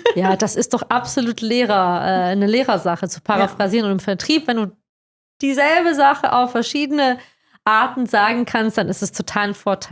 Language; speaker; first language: German; native; German